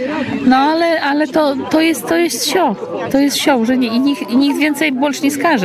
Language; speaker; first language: Polish; non-native, local second language; Belarusian